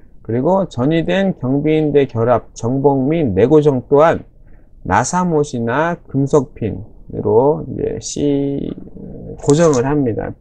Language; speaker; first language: Korean; native; Korean